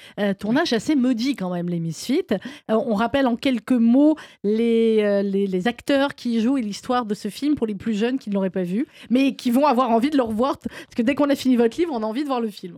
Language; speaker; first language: French; native; French